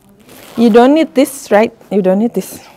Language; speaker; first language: English; non-native, learner; Indonesian